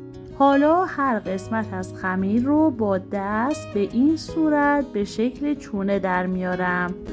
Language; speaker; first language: Persian; native; Persian